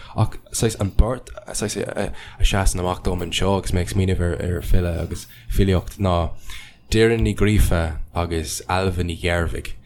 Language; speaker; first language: Irish; non-native, local second language; English